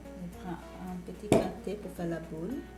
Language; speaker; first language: French; non-native, learner; Portuguese